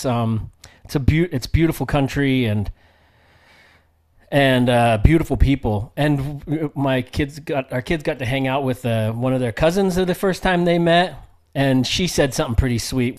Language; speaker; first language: English; native; English